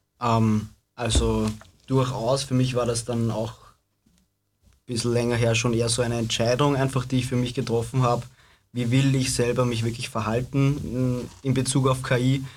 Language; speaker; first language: German; native; German